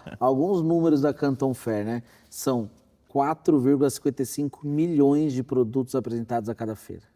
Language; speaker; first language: Portuguese; native; Portuguese